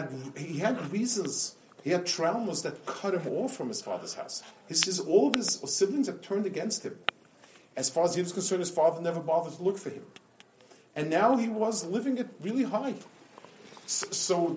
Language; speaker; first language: English; native; English